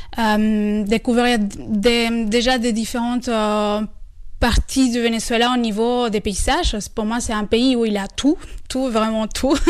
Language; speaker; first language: French; non-native, fluent; Spanish